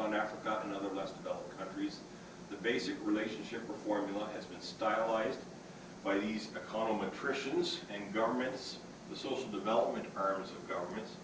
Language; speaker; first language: English; native; English